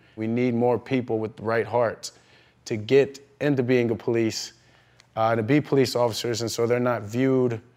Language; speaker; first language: English; native; English